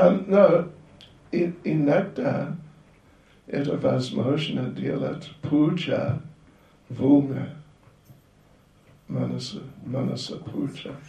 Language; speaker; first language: Russian; non-native, learner; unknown